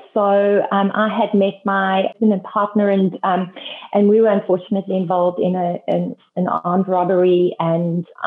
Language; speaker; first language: English; native; English